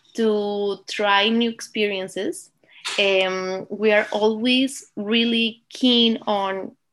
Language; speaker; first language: English; non-native, fluent; Spanish